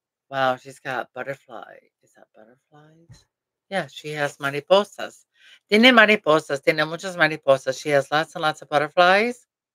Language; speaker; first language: English; early bilingual, other home language; Spanish